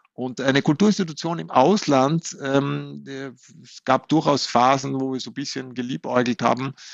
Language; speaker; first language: German; native; German